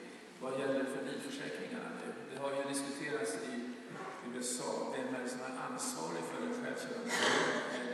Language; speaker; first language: Swedish; native; Swedish